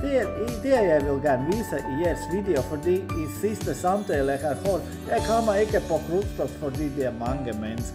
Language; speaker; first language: Danish; non-native, learner; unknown